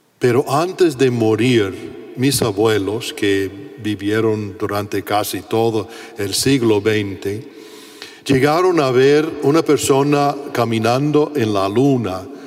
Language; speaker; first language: Spanish; non-native, fluent; English